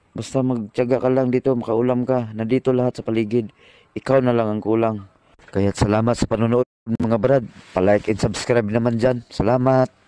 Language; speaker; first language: Filipino; non-native, local second language; Cebuano